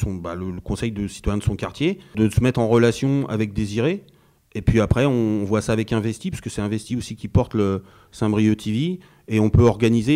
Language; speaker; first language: French; native; French